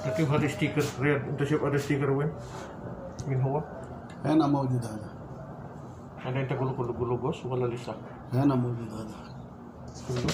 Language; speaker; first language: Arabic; non-native, learner; Filipino